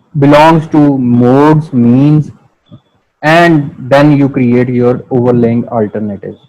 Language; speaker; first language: English; non-native, local second language; Urdu